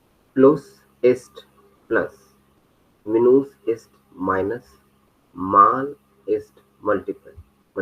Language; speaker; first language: German; non-native, learner; Hindi